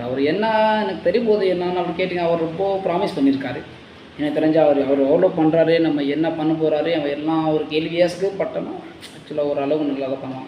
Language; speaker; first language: Tamil; non-native, learner; Hindi